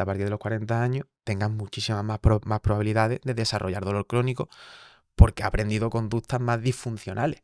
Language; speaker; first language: Spanish; native; Spanish